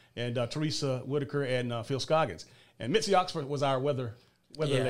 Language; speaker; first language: English; native; English